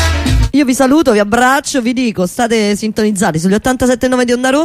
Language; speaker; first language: Italian; native; Italian